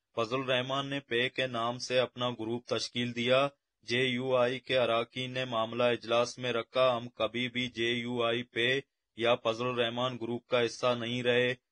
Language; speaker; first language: Urdu; non-native, local second language; Baluchi